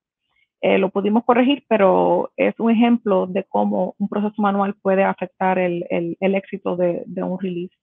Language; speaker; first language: Spanish; native; Spanish